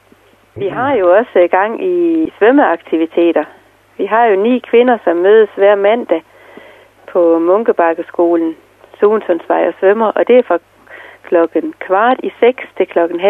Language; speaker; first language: Danish; native; Danish